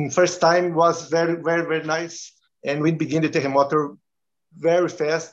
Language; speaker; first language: English; non-native, learner; Portuguese